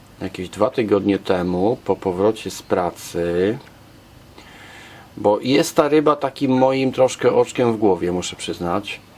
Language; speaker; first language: Polish; native; Polish